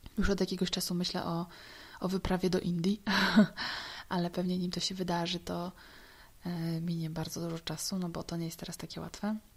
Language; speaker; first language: Polish; native; Polish